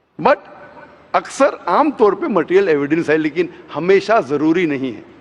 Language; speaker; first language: Hindi; non-native, local second language; Konkani